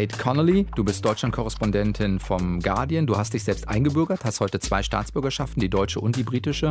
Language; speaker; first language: German; native; German